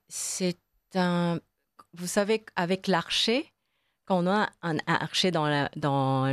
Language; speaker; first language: French; non-native, fluent; Korean